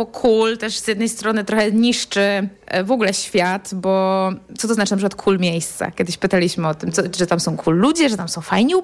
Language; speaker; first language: Polish; native; Polish